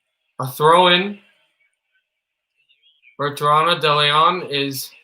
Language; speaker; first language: English; native; English